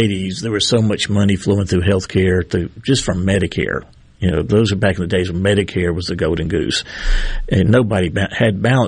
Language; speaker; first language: English; native; English